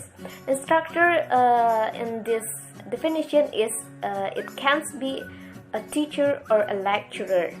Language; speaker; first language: English; non-native, learner; Indonesian